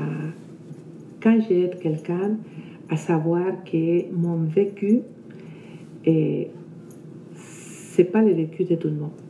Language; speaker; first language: French; non-native, fluent; Spanish